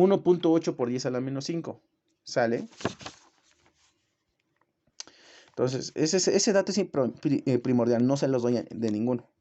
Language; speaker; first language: Spanish; native; Spanish